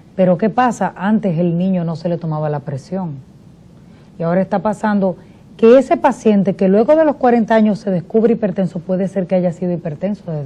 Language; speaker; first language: Spanish; native; Spanish